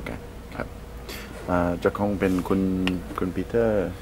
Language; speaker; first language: Thai; non-native, learner; English